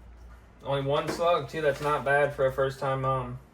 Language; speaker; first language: English; native; English